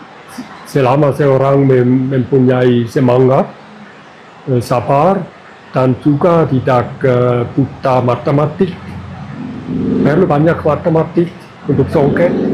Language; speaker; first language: Indonesian; non-native, fluent; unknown